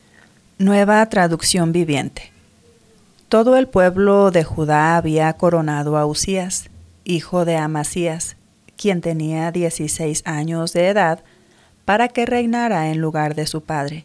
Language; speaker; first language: Spanish; native; Spanish